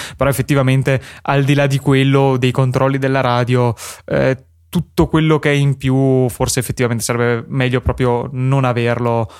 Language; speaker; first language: Italian; native; Italian